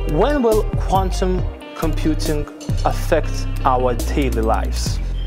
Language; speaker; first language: English; non-native, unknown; Lithuanian